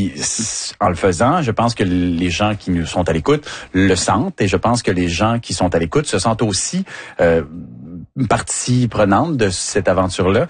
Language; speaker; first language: French; native; French